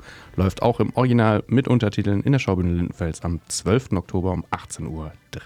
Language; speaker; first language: German; native; German